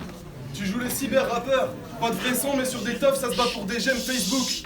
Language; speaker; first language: French; native; French